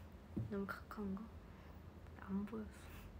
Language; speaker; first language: Korean; non-native, fluent; Japanese